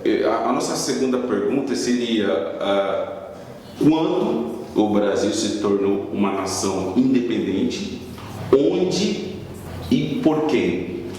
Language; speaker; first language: Portuguese; non-native, fluent; Haitian Creole